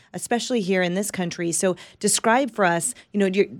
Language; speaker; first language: English; early bilingual, other home language; Italian